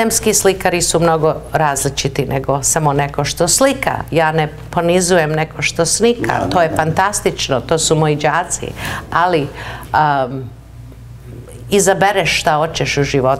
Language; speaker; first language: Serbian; early bilingual, heritage; Serbian